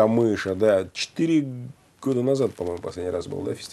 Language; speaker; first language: Russian; native; Russian